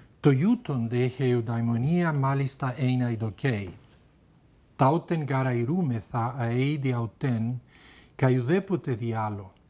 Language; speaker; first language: Greek; non-native, fluent; Spanish